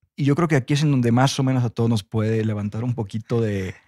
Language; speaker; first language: Spanish; native; Spanish